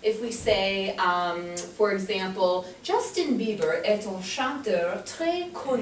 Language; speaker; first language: French; non-native, fluent; English